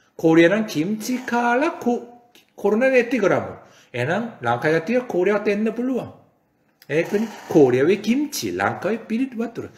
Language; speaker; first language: Sinhala; non-native, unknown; Korean